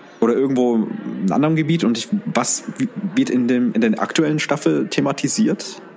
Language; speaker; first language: German; early bilingual, other home language; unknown